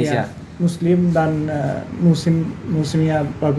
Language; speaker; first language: Indonesian; non-native, learner; Turkish